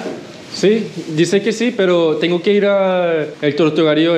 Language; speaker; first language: Spanish; non-native, learner; Korean